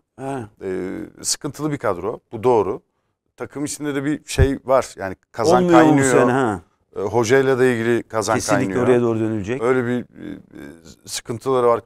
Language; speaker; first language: Turkish; native; Turkish